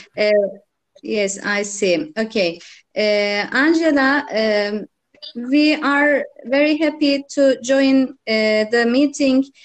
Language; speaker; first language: English; non-native, learner; Turkish